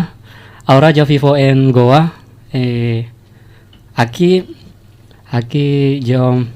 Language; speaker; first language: Spanish; non-native, learner; Indonesian